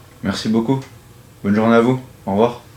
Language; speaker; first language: French; native; French